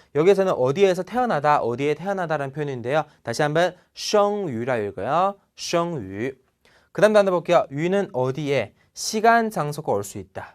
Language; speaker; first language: Korean; non-native, fluent; Chinese